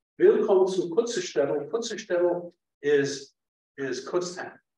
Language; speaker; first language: German; non-native, fluent; English